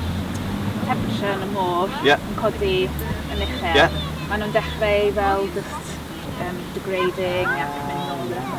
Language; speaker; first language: Welsh; non-native, local second language; English